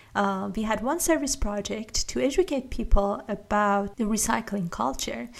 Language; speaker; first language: English; non-native, fluent; Persian